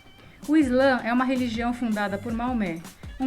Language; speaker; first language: Portuguese; native; Portuguese